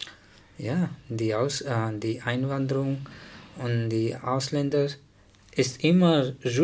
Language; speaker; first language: German; non-native, learner; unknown